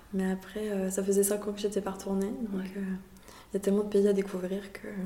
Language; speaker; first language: French; early bilingual, other home language; Spanish